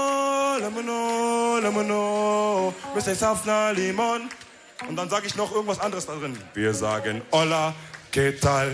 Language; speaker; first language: German; early bilingual, other home language; Wolof